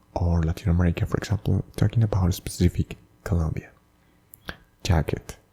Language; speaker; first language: English; non-native, fluent; Spanish